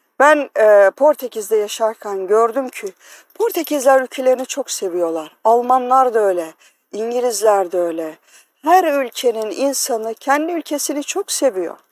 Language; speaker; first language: Turkish; native; Turkish